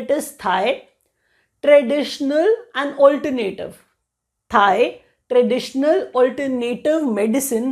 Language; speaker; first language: English; non-native, local second language; Hindi